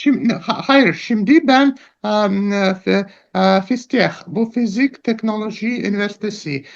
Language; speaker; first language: Turkish; non-native, learner; Russian